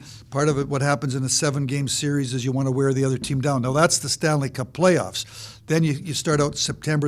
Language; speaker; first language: English; native; English